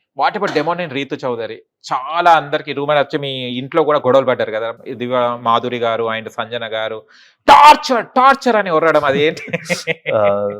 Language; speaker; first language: Telugu; native; Telugu